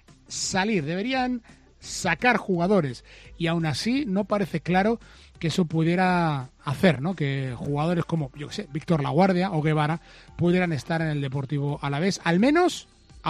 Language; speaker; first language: Spanish; native; Spanish